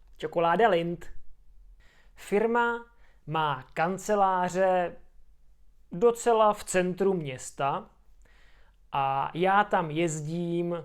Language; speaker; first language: Czech; native; Czech